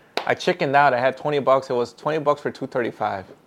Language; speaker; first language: English; early bilingual, other home language; Spanish